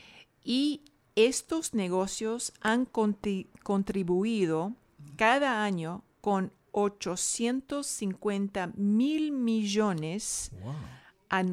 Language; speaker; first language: Spanish; non-native, fluent; English